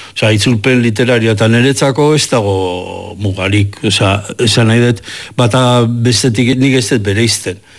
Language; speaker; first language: Basque; native; Basque